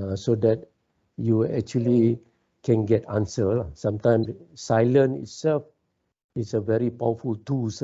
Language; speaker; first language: English; non-native, local second language; Malay